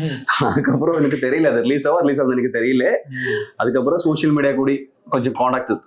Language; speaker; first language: Tamil; non-native, learner; Malayalam